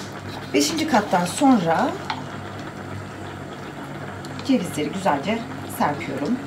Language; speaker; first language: Turkish; native; Turkish